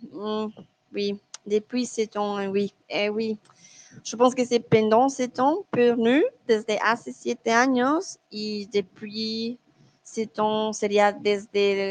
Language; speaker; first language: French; non-native, learner; Spanish